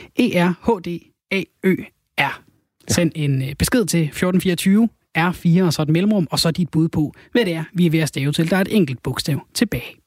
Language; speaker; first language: Danish; native; Danish